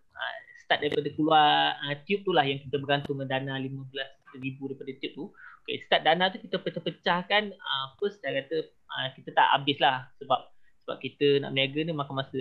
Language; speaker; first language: Malay; native; Malay